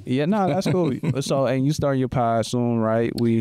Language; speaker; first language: English; native; English